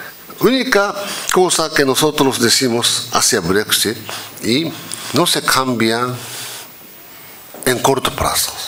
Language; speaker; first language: Spanish; non-native, fluent; Japanese